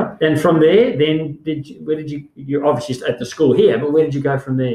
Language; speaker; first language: English; native; English